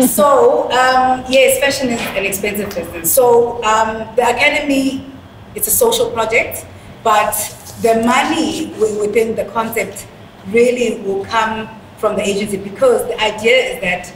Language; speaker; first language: English; non-native, local second language; Zulu